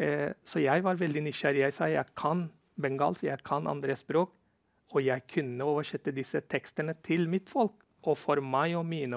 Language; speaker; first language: Norwegian; non-native, fluent; Rohingya